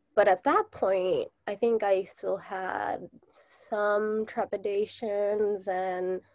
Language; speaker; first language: English; non-native, fluent; Japanese